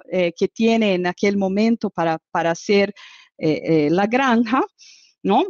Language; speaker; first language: Spanish; non-native, fluent; Portuguese